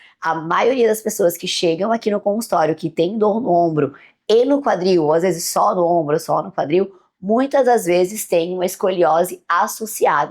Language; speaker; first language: Portuguese; native; Portuguese